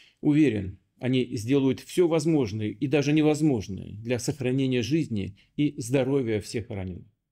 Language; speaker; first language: Russian; native; Russian